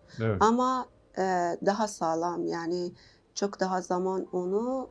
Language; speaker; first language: Turkish; non-native, learner; Persian